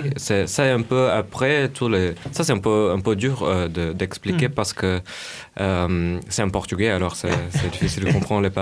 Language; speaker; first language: French; non-native, fluent; Portuguese